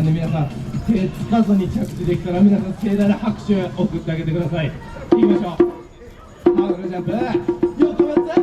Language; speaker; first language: Japanese; native; Japanese